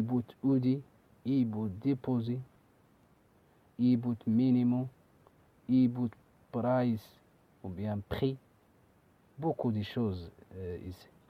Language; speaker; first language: French; non-native, learner; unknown